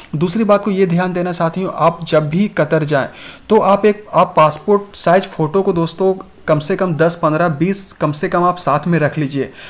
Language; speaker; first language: Hindi; native; Hindi